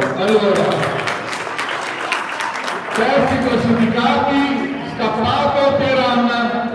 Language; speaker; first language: Italian; native; Italian